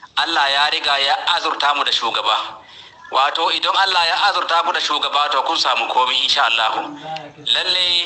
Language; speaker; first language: Hausa; non-native, local second language; Fula